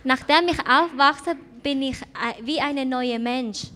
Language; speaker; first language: German; non-native, fluent; Thai